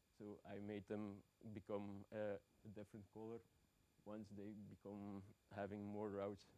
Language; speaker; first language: English; non-native, fluent; Dutch